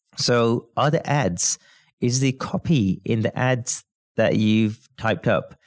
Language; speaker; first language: English; native; English